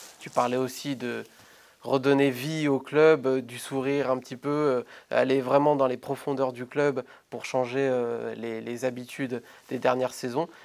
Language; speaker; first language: French; native; French